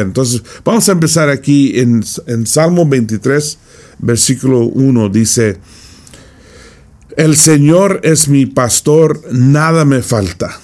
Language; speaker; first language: Spanish; non-native, fluent; English